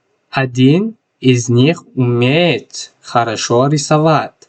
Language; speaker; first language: Russian; non-native, local second language; Tajik